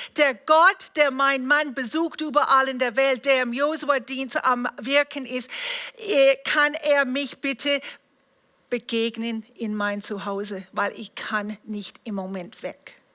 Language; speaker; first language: German; non-native, fluent; English